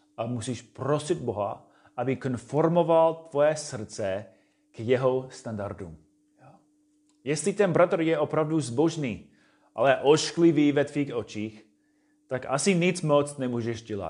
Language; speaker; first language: Czech; non-native, fluent; English